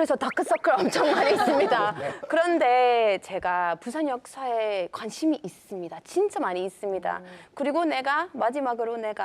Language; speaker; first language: Korean; non-native, learner; English